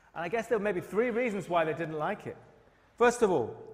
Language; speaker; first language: English; native; English